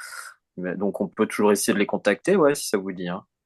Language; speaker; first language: French; native; French